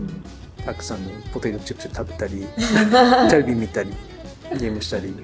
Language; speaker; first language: Japanese; non-native, learner; English